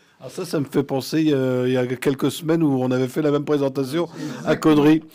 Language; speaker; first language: French; native; French